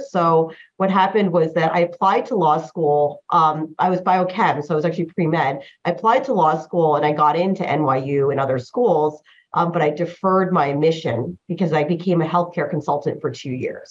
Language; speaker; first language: English; early bilingual, other home language; Chinese